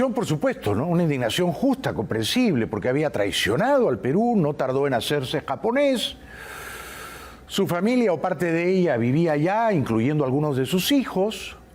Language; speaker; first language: Spanish; native; Spanish